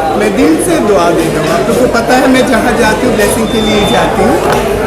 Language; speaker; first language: Hindi; non-native, local second language; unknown